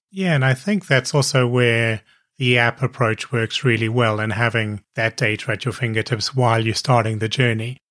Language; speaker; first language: English; native; English